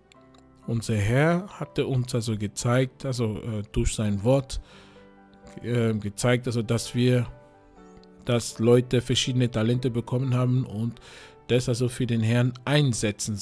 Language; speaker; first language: German; non-native, fluent; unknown